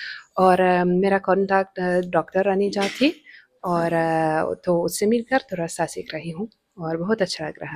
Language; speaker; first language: Hindi; non-native, fluent; Italian